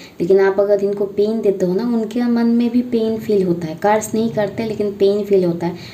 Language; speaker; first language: Hindi; non-native, local second language; Bangla